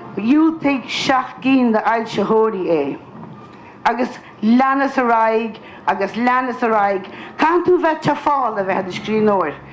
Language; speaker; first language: Irish; native; Irish